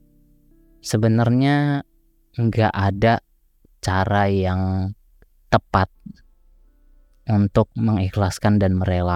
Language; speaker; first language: Indonesian; native; Indonesian